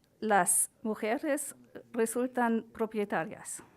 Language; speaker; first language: Spanish; non-native, fluent; German